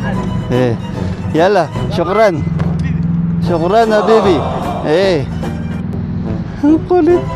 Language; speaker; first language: Arabic; non-native, learner; Filipino